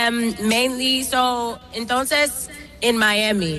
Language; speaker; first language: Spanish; non-native, learner; English